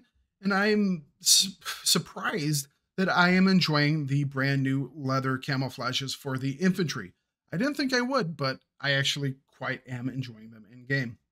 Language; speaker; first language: English; native; English